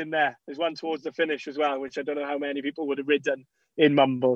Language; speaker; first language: English; native; English